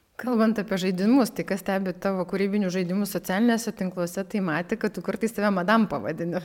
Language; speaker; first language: Lithuanian; native; Lithuanian